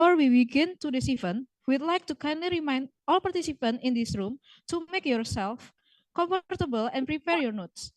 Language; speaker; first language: English; non-native, fluent; Indonesian